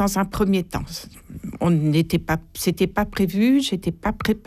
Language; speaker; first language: French; native; French